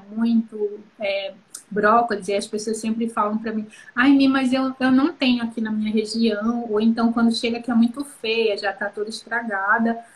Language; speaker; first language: Portuguese; native; Portuguese